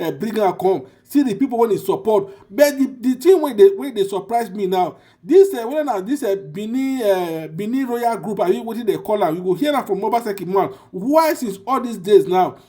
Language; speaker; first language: Nigerian Pidgin; non-native, local second language; Bini